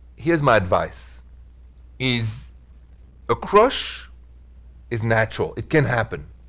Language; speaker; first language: English; non-native, fluent; French